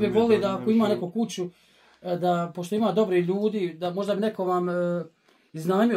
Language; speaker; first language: Bosnian; native; Bosnian